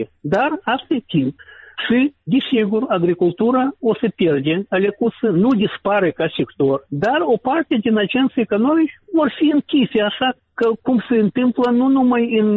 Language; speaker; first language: Romanian; non-native, local second language; Russian